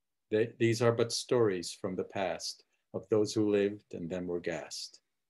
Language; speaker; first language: English; early bilingual, other home language; Czech